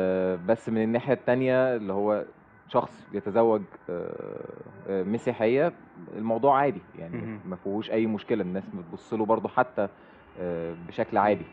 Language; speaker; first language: Arabic; native; Arabic